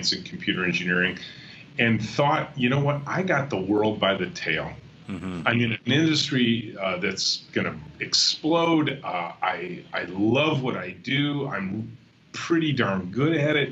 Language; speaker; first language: English; native; English